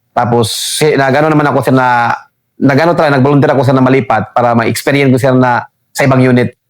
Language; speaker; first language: Filipino; non-native, local second language; Cebuano